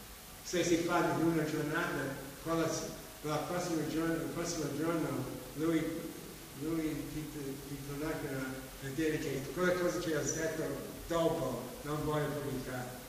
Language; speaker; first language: Italian; non-native, fluent; English